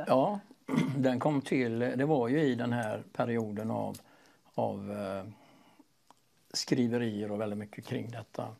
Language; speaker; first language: Swedish; native; Swedish